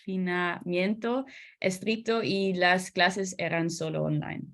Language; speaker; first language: Spanish; non-native, learner; Dutch